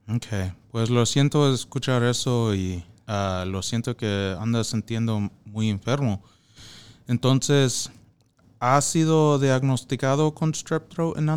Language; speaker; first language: Spanish; non-native, fluent; English